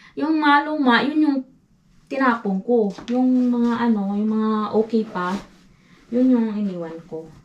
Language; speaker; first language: Filipino; non-native, local second language; Hiligaynon